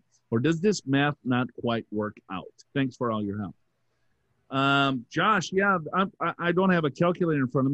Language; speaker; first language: English; native; English